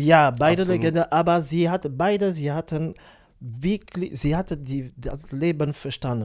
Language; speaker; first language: German; non-native, learner; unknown